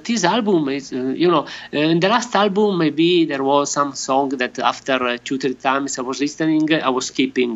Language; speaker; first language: English; non-native, learner; Italian